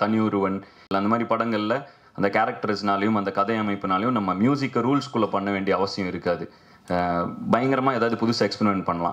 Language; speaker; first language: Tamil; native; Tamil